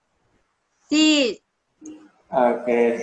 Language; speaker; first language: English; non-native, learner; Vietnamese